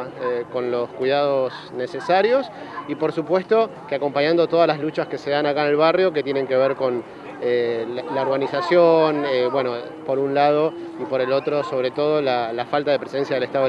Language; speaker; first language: Spanish; native; Spanish